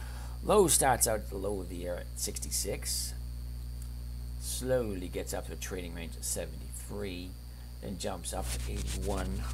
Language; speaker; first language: English; native; English